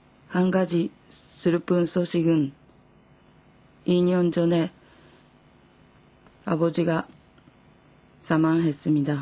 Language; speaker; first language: Korean; non-native, fluent; Japanese